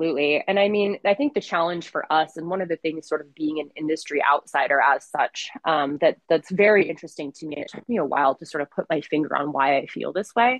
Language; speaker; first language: English; native; English